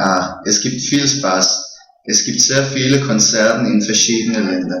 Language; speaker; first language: German; non-native, learner; Danish